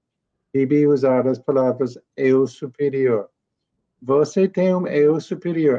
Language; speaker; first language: Portuguese; non-native, learner; English